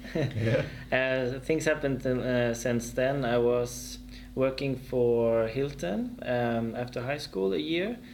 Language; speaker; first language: English; non-native, fluent; Swedish